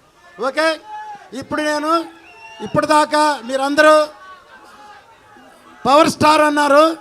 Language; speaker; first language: Telugu; native; Telugu